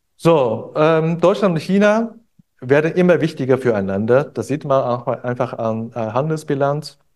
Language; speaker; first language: German; non-native, fluent; Chinese